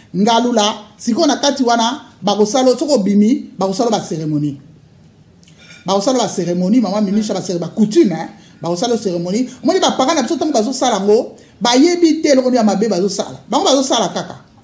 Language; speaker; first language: Lingala; non-native, local second language; Luba-Lulua